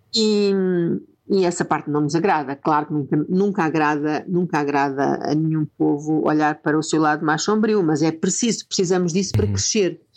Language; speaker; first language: Portuguese; native; Portuguese